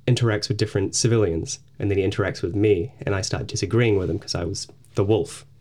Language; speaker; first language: English; native; English